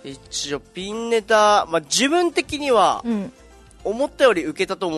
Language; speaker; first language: Japanese; native; Japanese